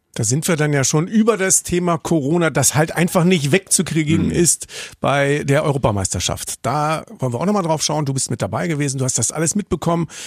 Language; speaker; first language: German; native; German